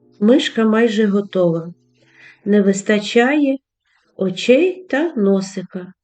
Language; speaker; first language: Ukrainian; native; Ukrainian